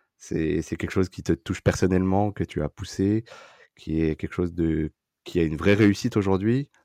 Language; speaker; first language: French; non-native, fluent; Filipino